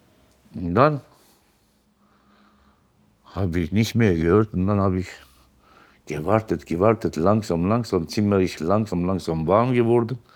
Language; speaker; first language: German; non-native, fluent; Turkish